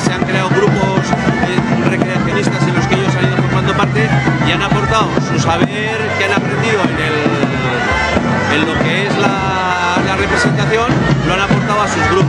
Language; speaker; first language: Spanish; native; Spanish